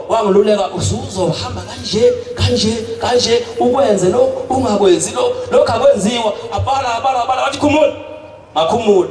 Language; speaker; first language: Zulu; native; Zulu